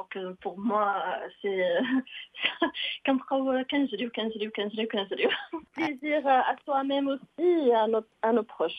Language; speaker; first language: French; non-native, local second language; Arabic